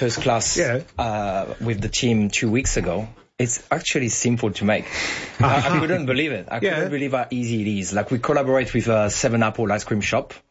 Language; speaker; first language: English; non-native, fluent; French